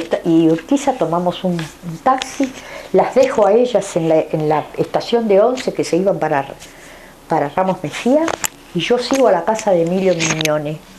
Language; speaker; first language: Spanish; native; Spanish